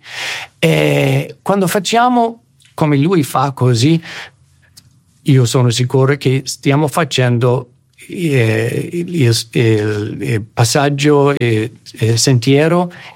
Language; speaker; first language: Italian; non-native, fluent; English